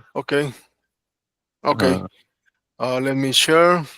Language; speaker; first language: English; non-native, learner; Spanish